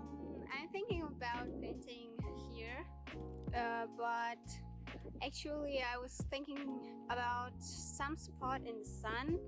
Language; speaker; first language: English; non-native, fluent; German